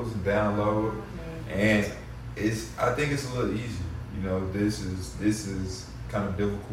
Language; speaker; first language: English; native; English